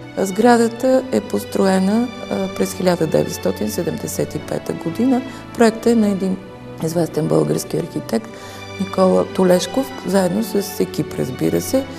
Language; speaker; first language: Bulgarian; native; Bulgarian